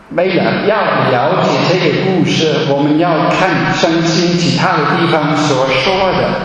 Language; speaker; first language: Chinese; non-native, fluent; German